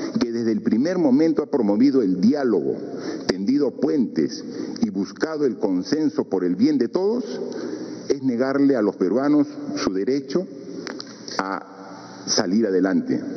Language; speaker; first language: Spanish; native; Spanish